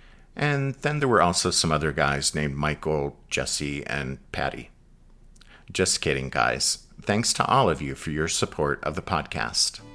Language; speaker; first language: English; native; English